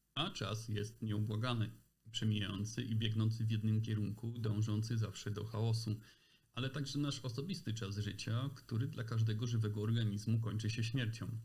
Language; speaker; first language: Polish; native; Polish